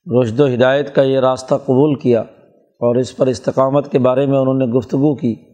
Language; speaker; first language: Urdu; non-native, local second language; Punjabi